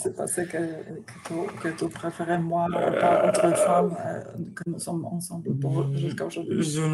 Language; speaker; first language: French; non-native, learner; Polish